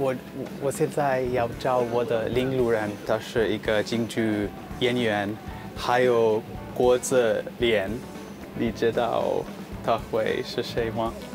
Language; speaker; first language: Chinese; non-native, fluent; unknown